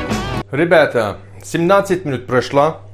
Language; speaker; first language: Russian; non-native, learner; Turkish